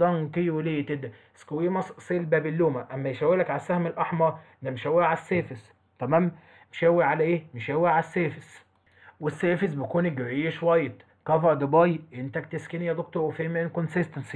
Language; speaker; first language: Arabic; native; Arabic